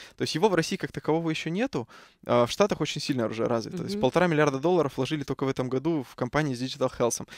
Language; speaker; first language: Russian; native; Russian